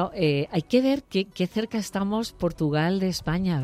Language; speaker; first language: Spanish; native; Spanish